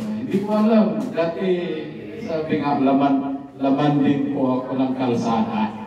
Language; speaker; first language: Filipino; non-native, local second language; Cebuano